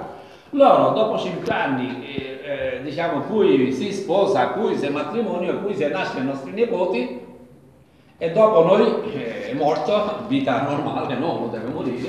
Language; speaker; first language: Italian; non-native, learner; Bangla